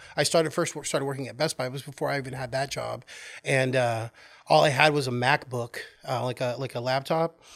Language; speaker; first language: English; native; English